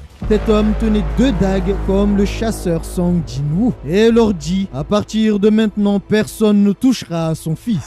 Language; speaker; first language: French; native; French